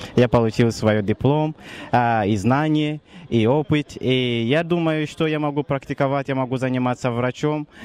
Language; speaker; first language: Russian; non-native, fluent; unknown